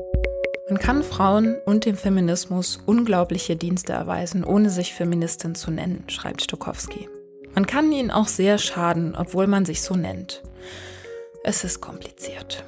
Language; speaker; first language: German; native; German